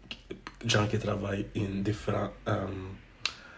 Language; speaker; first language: French; non-native, learner; English